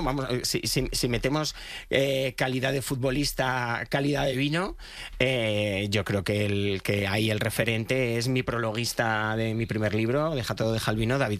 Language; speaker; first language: Spanish; native; Spanish